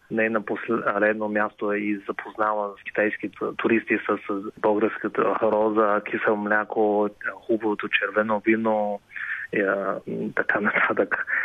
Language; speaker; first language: Bulgarian; non-native, fluent; Chinese